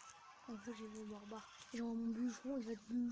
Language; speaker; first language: French; native; French